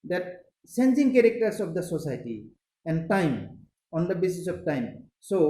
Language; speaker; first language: English; non-native, local second language; Assamese